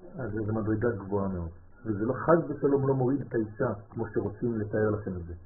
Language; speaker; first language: Hebrew; non-native, fluent; French